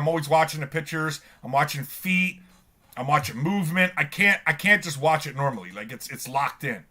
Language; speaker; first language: English; native; English